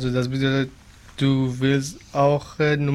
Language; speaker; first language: German; non-native, learner; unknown